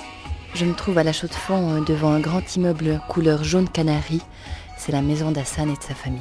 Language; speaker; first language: French; native; French